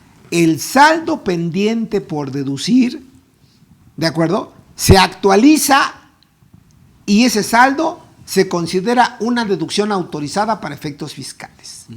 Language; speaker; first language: Spanish; native; Spanish